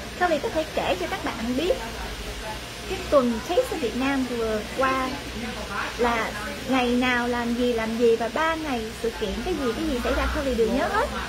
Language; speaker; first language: Vietnamese; early bilingual, heritage; Vietnamese